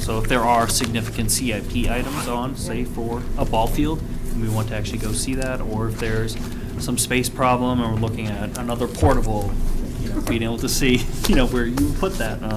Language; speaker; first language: English; native; English